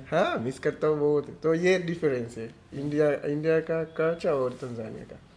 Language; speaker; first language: Hindi; non-native, fluent; Swahili